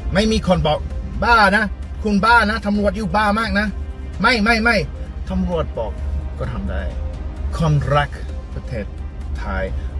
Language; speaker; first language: Thai; non-native, learner; English